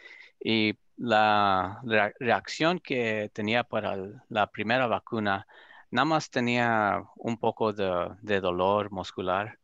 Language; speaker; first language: Spanish; early bilingual, other home language; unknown